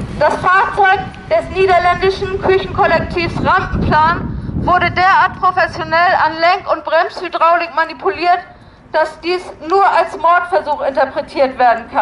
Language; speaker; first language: German; native; German